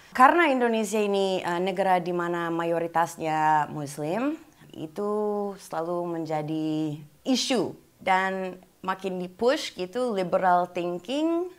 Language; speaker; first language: Indonesian; non-native, fluent; English